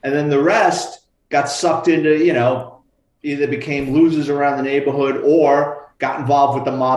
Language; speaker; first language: English; native; English